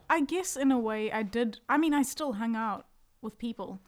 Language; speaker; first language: English; native; English